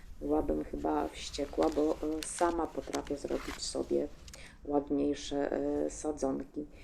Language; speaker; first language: Polish; native; Polish